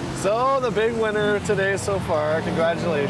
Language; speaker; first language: English; native; English